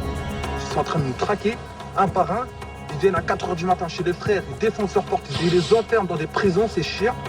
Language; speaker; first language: French; native; French